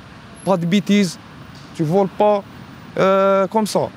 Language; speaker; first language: French; non-native, learner; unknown